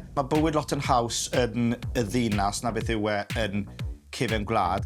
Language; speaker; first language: Welsh; native; Welsh